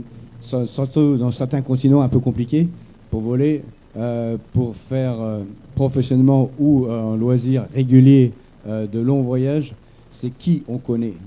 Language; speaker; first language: French; native; French